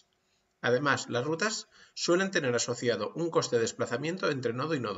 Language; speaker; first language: Spanish; native; Spanish